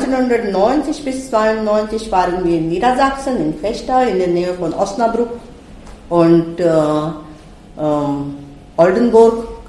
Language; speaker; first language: German; non-native, fluent; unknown